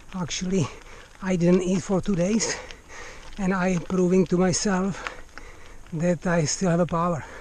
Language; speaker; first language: English; non-native, fluent; Czech